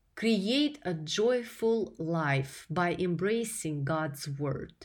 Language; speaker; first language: English; non-native, fluent; Russian